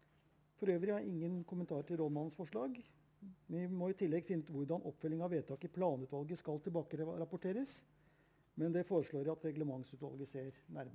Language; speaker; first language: Norwegian; native; Norwegian